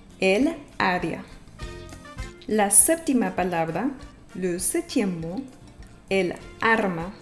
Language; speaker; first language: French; non-native, fluent; Spanish